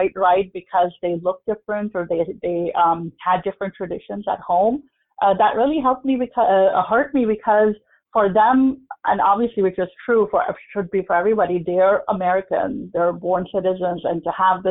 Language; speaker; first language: English; non-native, local second language; Urdu